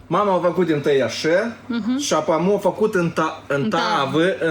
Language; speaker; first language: Romanian; native; Romanian